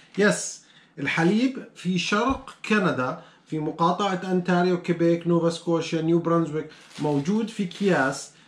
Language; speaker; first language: Arabic; native; Arabic